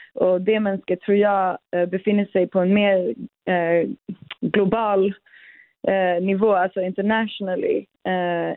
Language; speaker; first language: Swedish; early bilingual, other home language; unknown